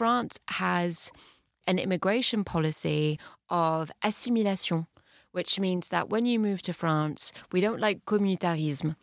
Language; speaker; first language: English; early bilingual, heritage; English